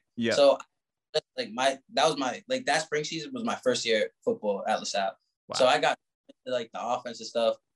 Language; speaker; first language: English; native; English